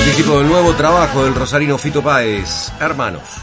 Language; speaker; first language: Spanish; native; Spanish